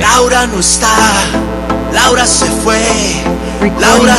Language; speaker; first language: Spanish; native; Spanish